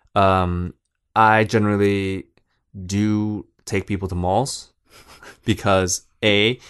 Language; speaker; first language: English; native; English